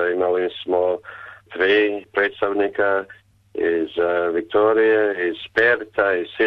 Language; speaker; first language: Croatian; early bilingual, heritage; Croatian